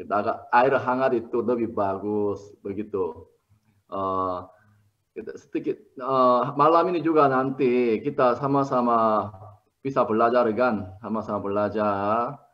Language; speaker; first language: Indonesian; non-native, learner; Korean